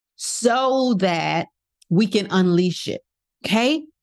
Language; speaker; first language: English; native; English